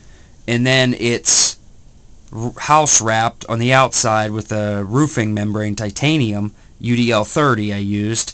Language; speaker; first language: English; native; English